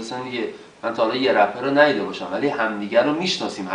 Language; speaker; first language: Persian; native; Persian